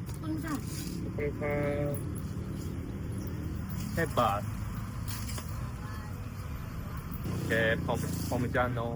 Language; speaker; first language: Thai; non-native, learner; Japanese